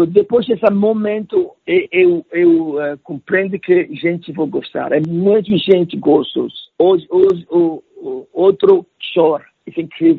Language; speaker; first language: Portuguese; non-native, learner; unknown